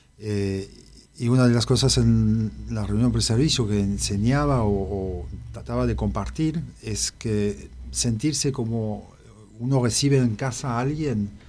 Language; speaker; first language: Spanish; non-native, fluent; French